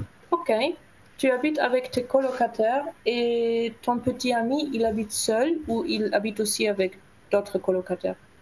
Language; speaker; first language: French; native; French